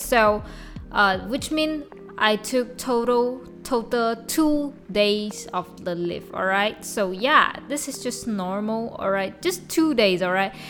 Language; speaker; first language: English; non-native, local second language; Chinese